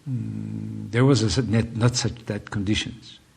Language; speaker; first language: English; non-native, fluent; Mongolian